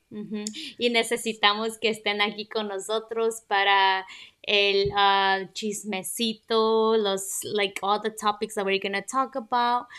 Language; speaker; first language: Spanish; native; Spanish